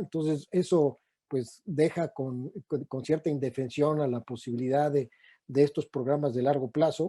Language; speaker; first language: Spanish; native; Spanish